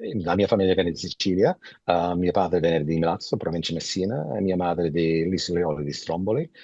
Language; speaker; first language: Italian; early bilingual, heritage; Italian